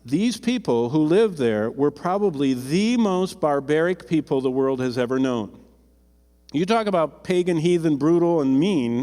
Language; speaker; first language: English; native; English